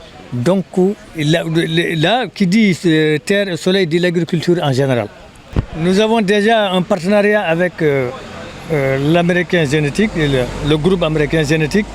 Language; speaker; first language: French; non-native, local second language; Fula